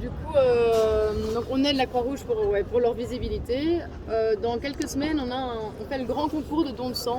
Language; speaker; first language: French; native; French